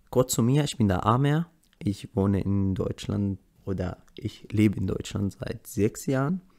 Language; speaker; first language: German; non-native, fluent; Arabic